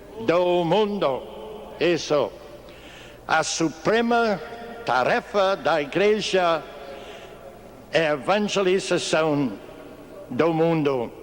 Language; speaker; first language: Portuguese; non-native, fluent; English